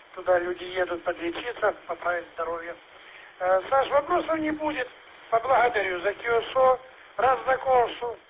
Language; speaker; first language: Russian; native; Russian